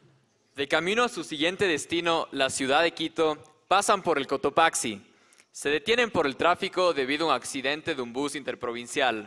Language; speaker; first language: Spanish; native; Spanish